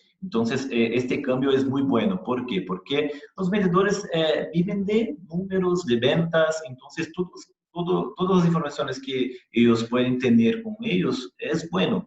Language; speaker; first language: Spanish; non-native, fluent; Portuguese